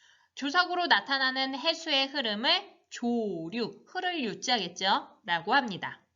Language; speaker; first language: Korean; native; Korean